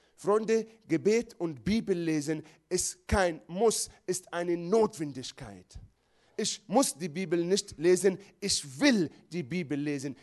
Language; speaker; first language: German; non-native, fluent; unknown